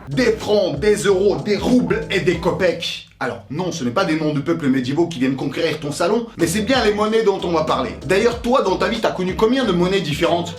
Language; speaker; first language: French; early bilingual, other home language; Russian